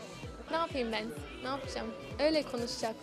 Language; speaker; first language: Turkish; non-native, learner; English